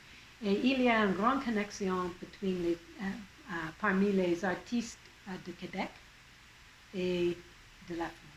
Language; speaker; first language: French; non-native, local second language; English